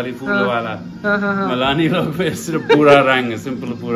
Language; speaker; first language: Hindi; non-native, learner; English